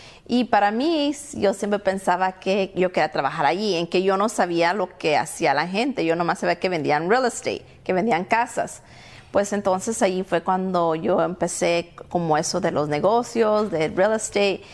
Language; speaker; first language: Spanish; early bilingual, heritage; Spanish